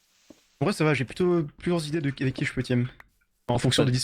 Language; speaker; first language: French; native; French